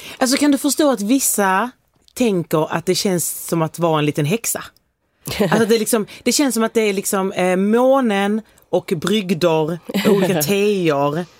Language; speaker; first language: Swedish; native; Swedish